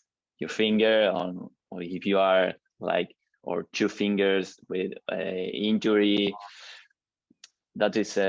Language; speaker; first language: English; non-native, learner; Spanish